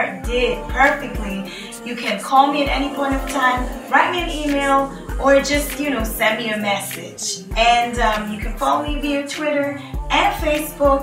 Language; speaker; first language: English; non-native, fluent; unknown